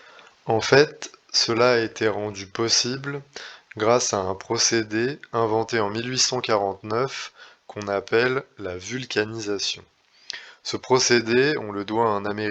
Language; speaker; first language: French; native; French